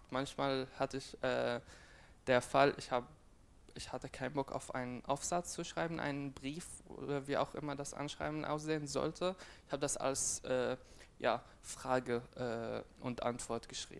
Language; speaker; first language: German; non-native, fluent; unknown